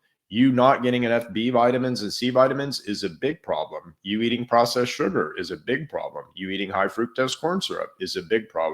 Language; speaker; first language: English; native; English